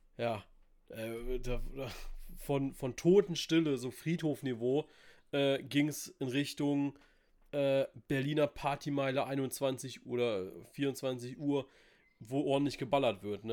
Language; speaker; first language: German; native; German